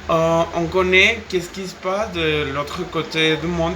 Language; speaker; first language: French; non-native, fluent; Spanish